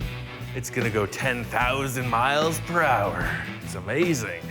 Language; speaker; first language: English; native; English